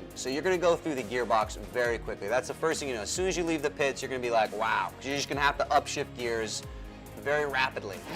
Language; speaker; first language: English; native; English